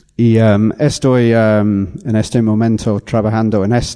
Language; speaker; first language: Spanish; non-native, fluent; English